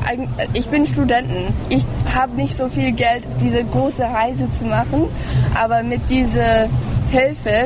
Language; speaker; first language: German; early bilingual, heritage; German